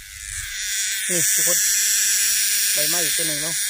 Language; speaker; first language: Thai; non-native, local second language; Northeastern Thai